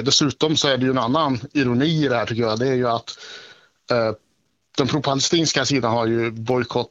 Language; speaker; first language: Swedish; native; Swedish